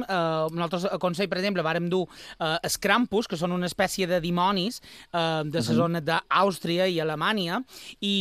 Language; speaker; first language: Catalan; native; Catalan